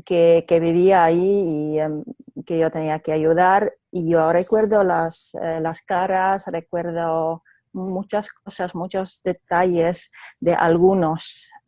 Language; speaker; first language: Spanish; non-native, fluent; Polish